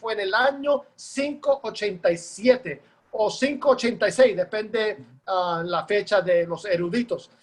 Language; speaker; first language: Spanish; early bilingual, heritage; Spanish